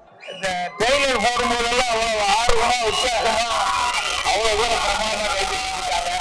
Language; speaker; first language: Tamil; native; Tamil